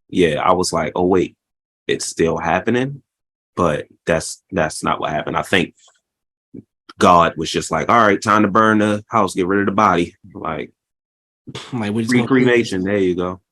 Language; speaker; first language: English; native; English